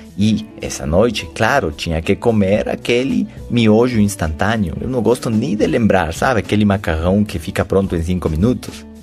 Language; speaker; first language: Portuguese; non-native, fluent; Spanish